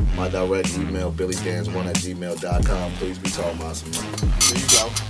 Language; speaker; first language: English; native; English